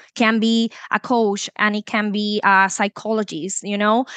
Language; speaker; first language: English; non-native, fluent; Spanish